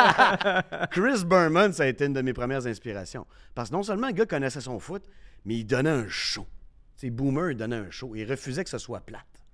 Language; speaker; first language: French; native; French